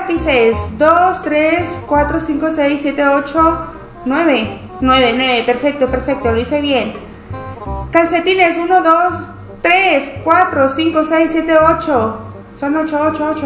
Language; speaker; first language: Spanish; native; Spanish